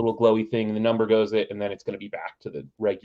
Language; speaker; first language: English; native; English